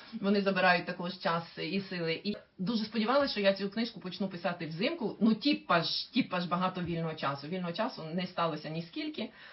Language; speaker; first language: Ukrainian; non-native, local second language; Russian